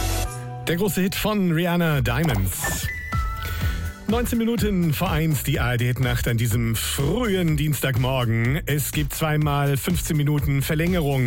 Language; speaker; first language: German; native; German